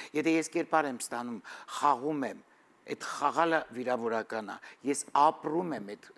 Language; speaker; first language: Armenian; native; Armenian